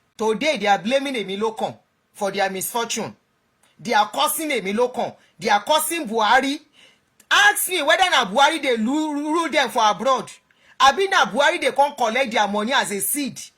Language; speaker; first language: Nigerian Pidgin; non-native, local second language; Yoruba